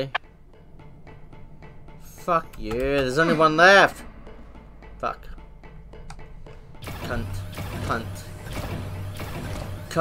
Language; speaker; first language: English; native; English